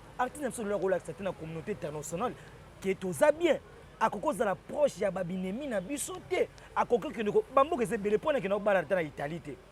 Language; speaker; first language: Lingala; native; Lingala